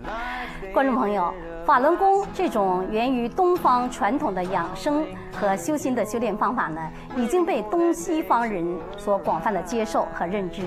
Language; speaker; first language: Chinese; native; Chinese